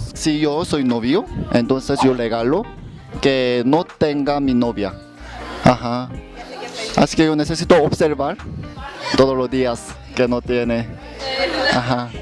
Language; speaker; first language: Spanish; non-native, learner; Korean